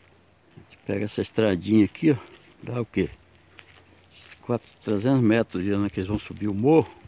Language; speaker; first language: Portuguese; native; Portuguese